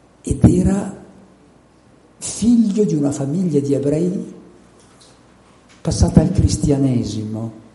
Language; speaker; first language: Italian; native; Italian